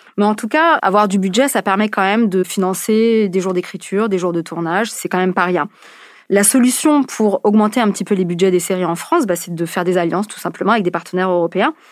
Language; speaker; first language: French; native; French